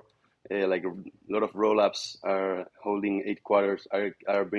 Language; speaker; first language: English; non-native, fluent; Spanish